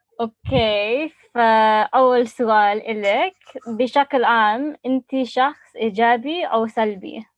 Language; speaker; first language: Arabic; non-native, learner; English